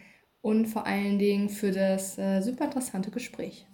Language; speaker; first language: German; native; German